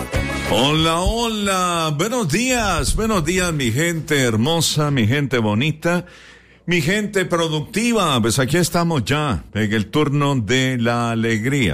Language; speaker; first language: Spanish; native; Spanish